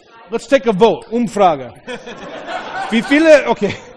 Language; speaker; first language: German; non-native, learner; English